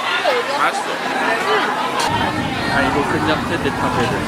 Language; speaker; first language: Korean; non-native, learner; Japanese